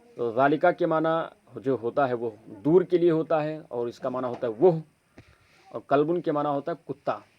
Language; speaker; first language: Urdu; native; Urdu